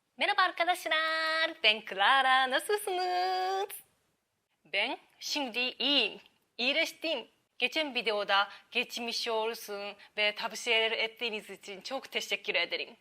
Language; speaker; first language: Turkish; non-native, learner; Japanese